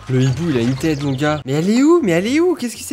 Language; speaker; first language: French; native; French